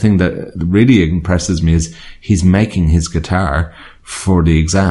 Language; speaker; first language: English; native; English